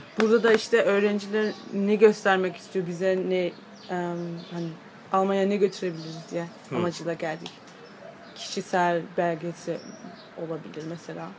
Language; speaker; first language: Turkish; early bilingual, other home language; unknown